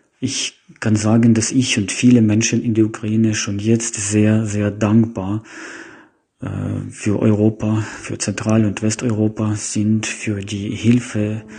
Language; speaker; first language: German; non-native, fluent; Ukrainian